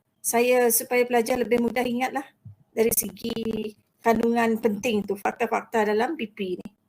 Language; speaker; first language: Malay; non-native, local second language; Iban